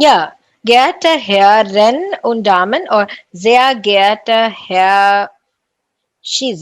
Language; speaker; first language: German; non-native, learner; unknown